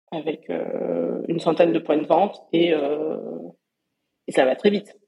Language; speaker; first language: French; native; French